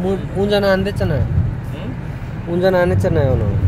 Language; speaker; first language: Korean; non-native, learner; Nepali